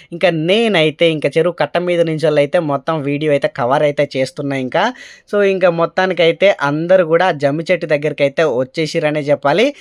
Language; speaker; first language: Telugu; native; Telugu